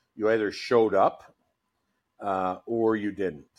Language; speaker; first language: English; native; English